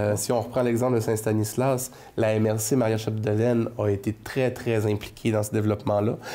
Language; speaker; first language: French; native; French